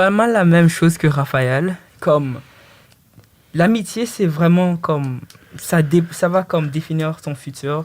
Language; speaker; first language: French; early bilingual, other home language; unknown